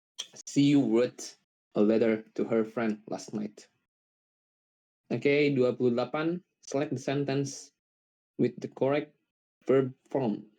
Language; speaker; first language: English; non-native, learner; Indonesian